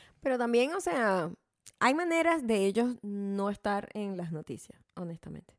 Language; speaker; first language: Spanish; native; Spanish